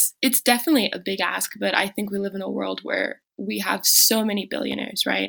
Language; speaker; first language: English; non-native, local second language; French